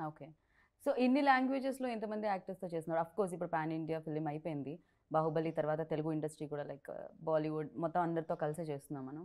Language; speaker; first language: Telugu; native; Telugu